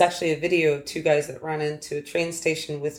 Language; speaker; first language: English; non-native, local second language; Yoruba